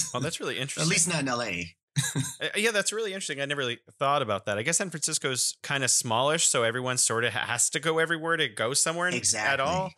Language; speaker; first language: English; native; English